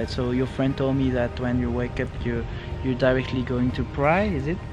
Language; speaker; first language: English; non-native, fluent; French